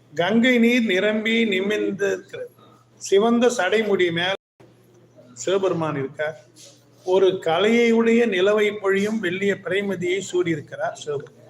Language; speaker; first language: Tamil; native; Tamil